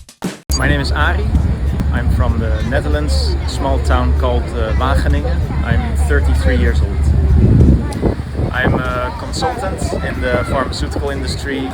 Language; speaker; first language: English; non-native, fluent; Dutch